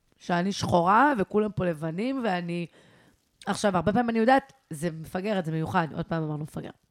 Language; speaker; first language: Hebrew; native; Hebrew